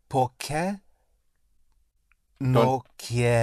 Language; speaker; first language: Spanish; non-native, learner; English